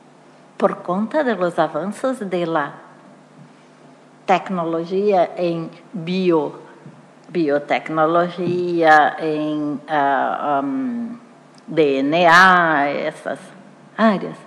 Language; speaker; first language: Spanish; non-native, fluent; Portuguese